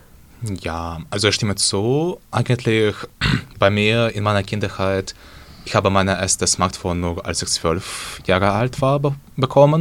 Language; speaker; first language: German; non-native, learner; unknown